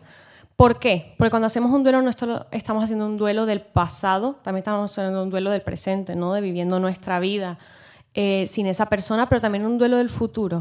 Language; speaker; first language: Spanish; native; Spanish